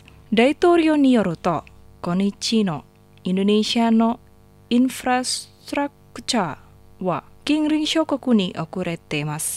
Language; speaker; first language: Japanese; non-native, fluent; Indonesian